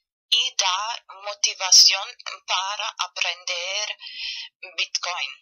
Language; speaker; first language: Spanish; non-native, fluent; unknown